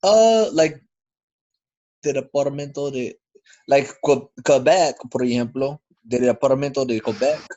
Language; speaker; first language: Spanish; non-native, learner; English